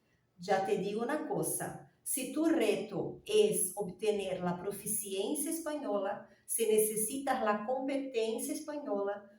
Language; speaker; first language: Spanish; non-native, fluent; Portuguese